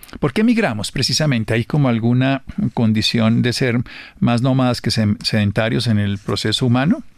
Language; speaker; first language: Spanish; native; Spanish